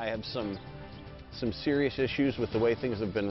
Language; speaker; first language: English; native; English